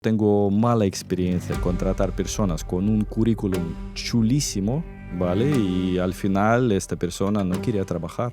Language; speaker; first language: Spanish; non-native, fluent; Russian